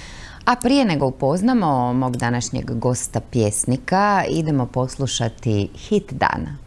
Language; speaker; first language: Croatian; native; Croatian